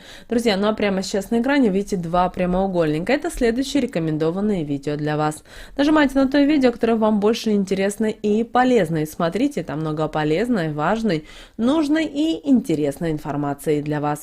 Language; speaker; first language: Russian; native; Russian